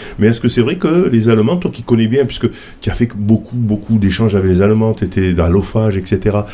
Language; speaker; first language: French; native; French